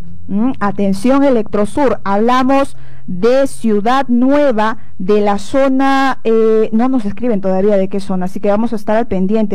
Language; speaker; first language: Spanish; native; Spanish